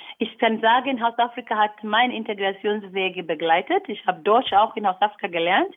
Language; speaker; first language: German; non-native, fluent; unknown